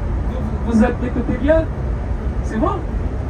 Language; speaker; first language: French; non-native, learner; Arabic